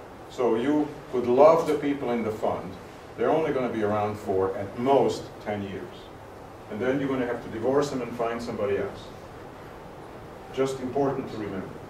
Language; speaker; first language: English; non-native, fluent; Hungarian